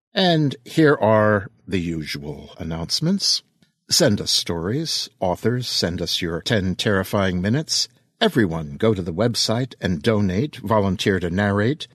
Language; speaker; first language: English; native; English